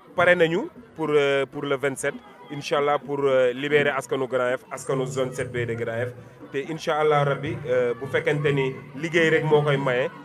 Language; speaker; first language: Wolof; native; Wolof